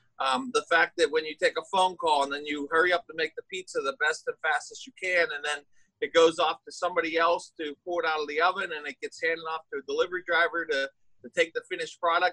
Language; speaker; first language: English; native; English